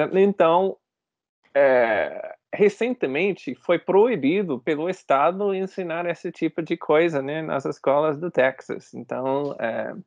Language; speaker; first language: Portuguese; non-native, fluent; English